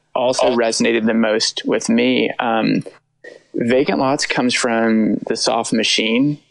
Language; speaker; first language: English; native; English